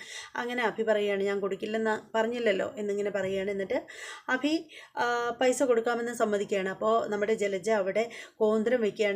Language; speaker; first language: Malayalam; native; Malayalam